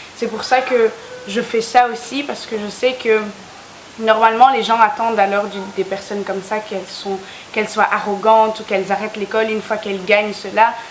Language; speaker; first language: French; native; French